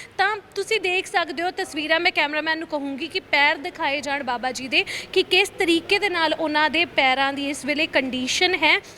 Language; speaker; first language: Punjabi; native; Punjabi